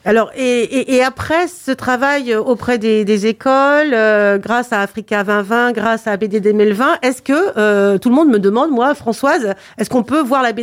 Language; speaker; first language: French; native; French